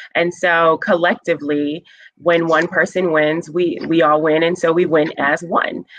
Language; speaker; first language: English; native; English